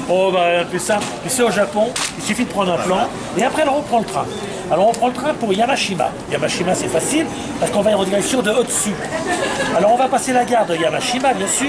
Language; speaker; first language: French; native; French